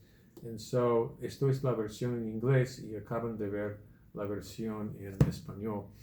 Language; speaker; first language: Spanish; non-native, fluent; English